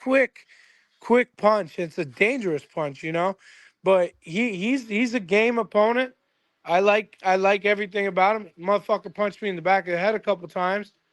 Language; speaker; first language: English; native; English